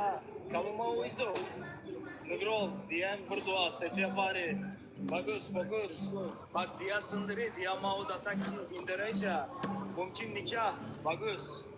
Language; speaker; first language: Indonesian; non-native, learner; Turkish